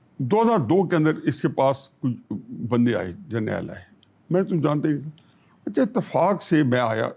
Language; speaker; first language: Urdu; non-native, local second language; Punjabi